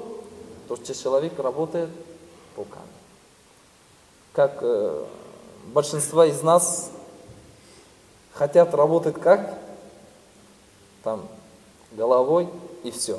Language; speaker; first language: Russian; non-native, fluent; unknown